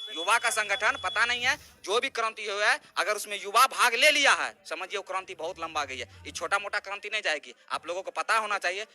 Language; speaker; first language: Hindi; native; Hindi